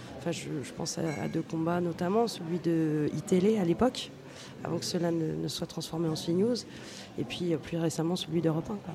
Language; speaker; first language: French; native; French